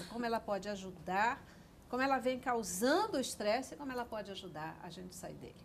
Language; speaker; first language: Portuguese; native; Portuguese